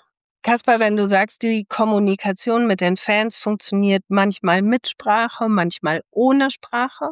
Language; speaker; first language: German; native; German